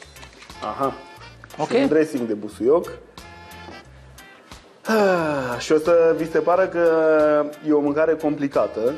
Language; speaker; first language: Romanian; native; Romanian